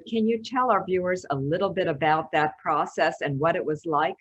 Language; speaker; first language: English; native; English